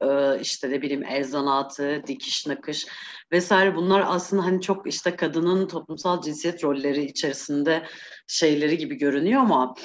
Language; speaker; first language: Turkish; native; Turkish